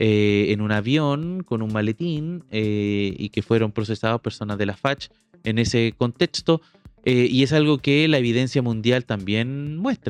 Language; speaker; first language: Spanish; native; Spanish